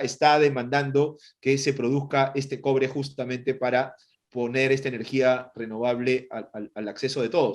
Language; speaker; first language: Spanish; native; Spanish